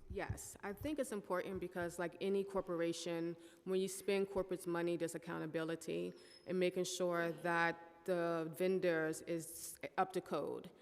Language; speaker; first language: English; native; English